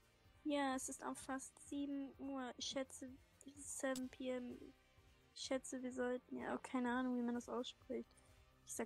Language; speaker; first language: German; native; German